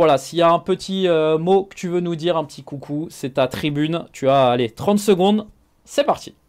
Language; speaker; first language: French; native; French